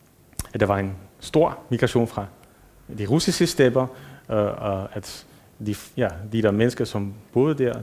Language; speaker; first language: Danish; non-native, fluent; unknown